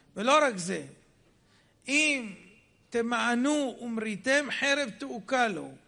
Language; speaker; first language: Hebrew; native; Hebrew